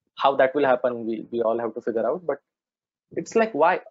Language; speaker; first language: English; non-native, local second language; Marathi